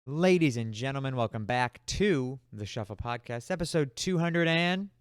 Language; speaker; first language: English; native; English